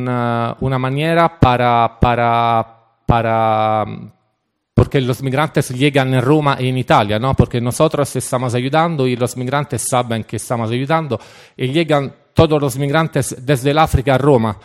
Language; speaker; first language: Spanish; non-native, fluent; Italian